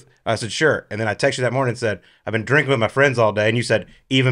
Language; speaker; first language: English; native; English